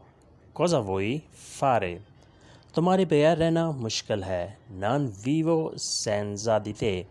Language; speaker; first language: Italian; non-native, fluent; Urdu